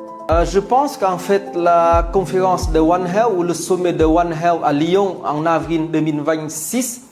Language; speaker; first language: French; non-native, fluent; Vietnamese